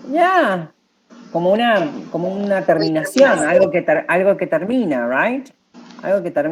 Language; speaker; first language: Spanish; native; Spanish